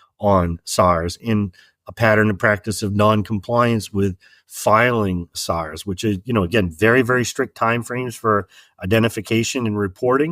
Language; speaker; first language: English; native; English